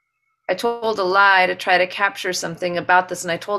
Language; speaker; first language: English; native; English